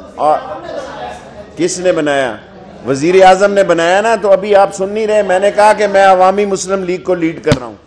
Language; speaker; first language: Urdu; non-native, local second language; Punjabi